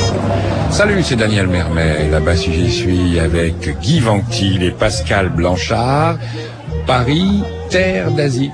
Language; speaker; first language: French; native; French